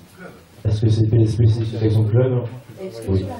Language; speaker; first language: French; native; French